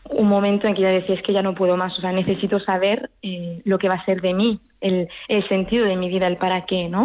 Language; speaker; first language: Spanish; early bilingual, heritage; French